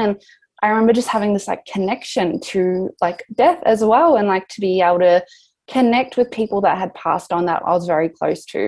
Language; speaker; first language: English; native; English